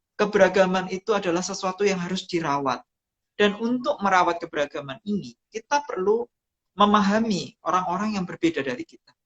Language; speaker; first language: Indonesian; non-native, local second language; Javanese